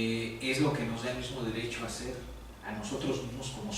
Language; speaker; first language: Spanish; native; Spanish